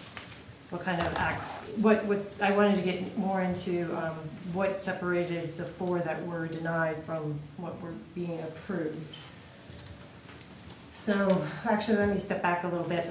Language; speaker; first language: English; native; English